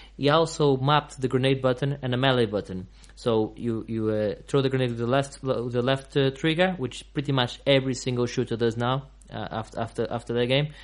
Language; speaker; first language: English; non-native, fluent; Portuguese